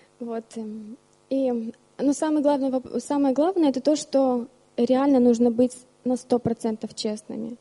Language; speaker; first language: Russian; native; Russian